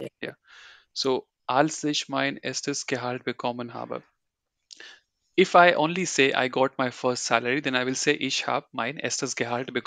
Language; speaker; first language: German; non-native, fluent; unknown